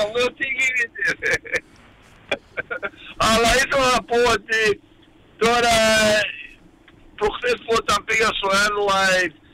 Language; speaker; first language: Greek; early bilingual, heritage; Greek